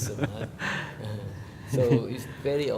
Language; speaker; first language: English; non-native, learner; Thai